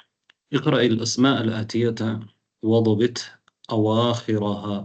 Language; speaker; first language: Arabic; non-native, fluent; Tamil